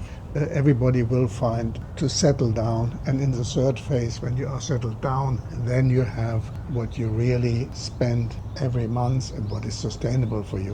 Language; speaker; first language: English; non-native, fluent; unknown